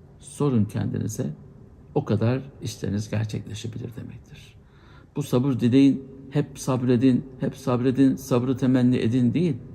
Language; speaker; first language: Turkish; native; Turkish